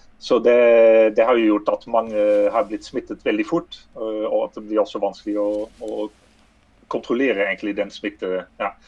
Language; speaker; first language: Norwegian; non-native, fluent; Dutch